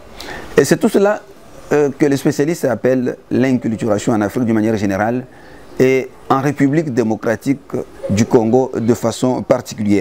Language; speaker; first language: French; non-native, local second language; Luba-Lulua